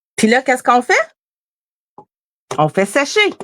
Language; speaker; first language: French; native; French